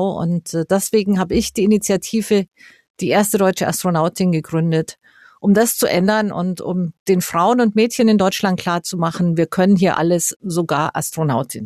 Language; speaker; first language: German; native; German